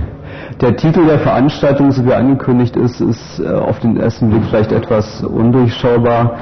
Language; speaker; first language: German; native; German